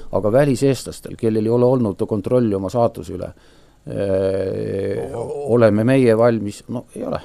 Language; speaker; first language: Estonian; native; Estonian